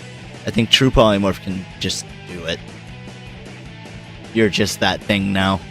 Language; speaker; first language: English; native; English